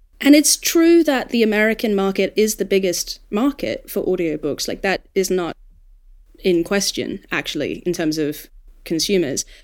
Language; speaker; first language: English; native; English